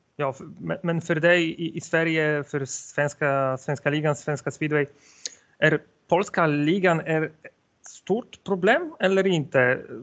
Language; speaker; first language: Swedish; non-native, learner; Polish